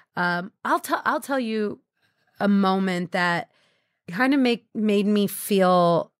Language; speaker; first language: English; early bilingual, other home language; Hindi